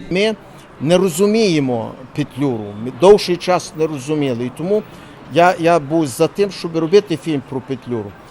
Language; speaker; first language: Ukrainian; early bilingual, heritage; Ukrainian